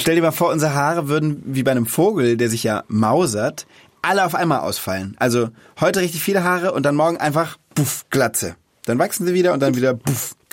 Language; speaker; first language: German; native; German